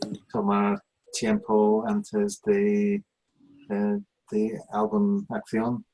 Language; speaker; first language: Spanish; non-native, learner; English